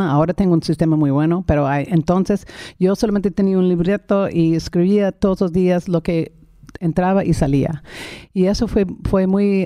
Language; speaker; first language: Spanish; non-native, fluent; English